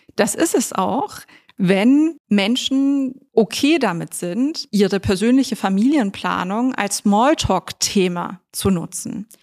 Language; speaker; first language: German; native; German